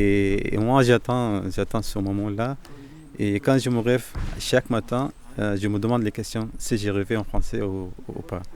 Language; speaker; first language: French; non-native, fluent; Arabic